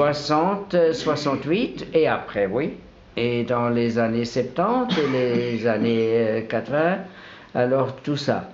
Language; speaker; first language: French; non-native, local second language; German